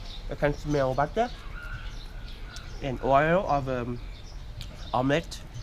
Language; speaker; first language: English; non-native, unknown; Thai